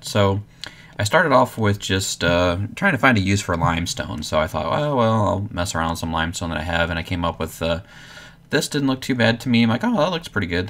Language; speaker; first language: English; native; English